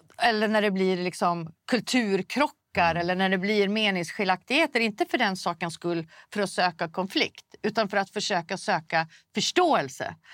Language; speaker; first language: Swedish; native; Swedish